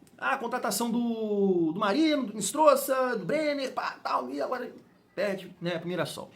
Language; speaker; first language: Portuguese; native; Portuguese